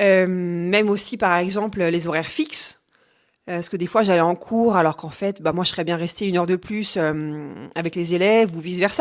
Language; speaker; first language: French; native; French